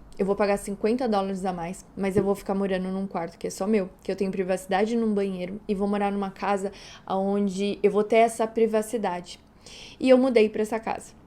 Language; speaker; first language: Portuguese; native; Portuguese